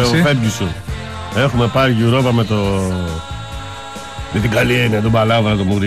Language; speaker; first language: Greek; native; Greek